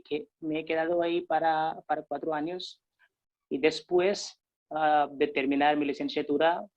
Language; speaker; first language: Spanish; non-native, fluent; Hindi